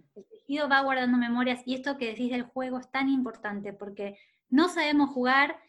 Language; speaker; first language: Spanish; native; Spanish